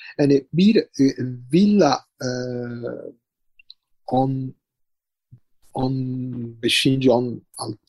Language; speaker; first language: Turkish; non-native, fluent; Italian